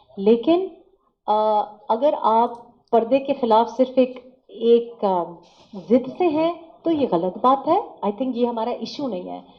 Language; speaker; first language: Urdu; non-native, local second language; Pashto